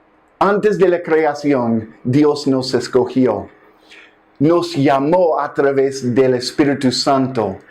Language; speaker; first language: Spanish; non-native, fluent; English